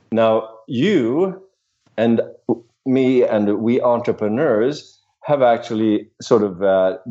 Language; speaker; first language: English; non-native, fluent; Swedish